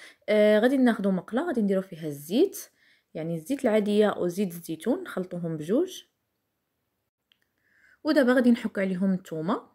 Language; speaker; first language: Arabic; native; Arabic